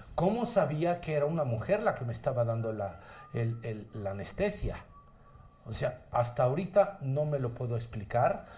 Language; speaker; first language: Spanish; native; Spanish